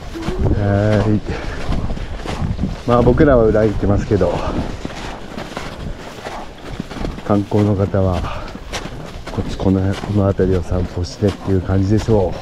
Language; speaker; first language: Japanese; native; Japanese